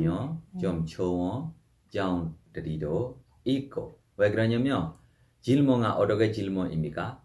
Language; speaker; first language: Korean; non-native, fluent; Burmese